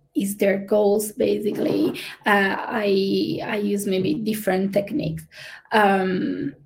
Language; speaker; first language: English; non-native, fluent; Italian